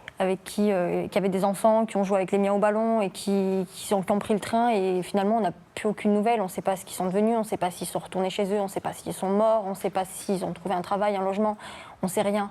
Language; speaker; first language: French; native; French